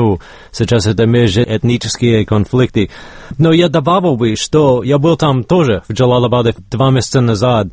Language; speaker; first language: Russian; non-native, fluent; English